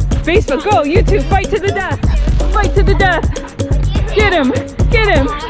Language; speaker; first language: English; native; English